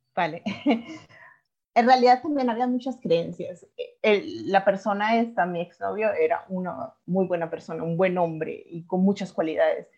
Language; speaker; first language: Spanish; native; Spanish